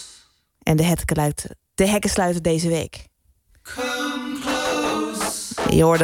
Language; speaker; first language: Dutch; native; Dutch